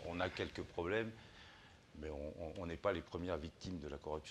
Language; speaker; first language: French; native; French